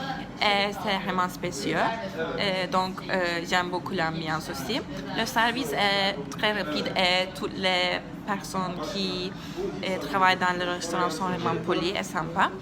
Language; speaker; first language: French; non-native, learner; Turkish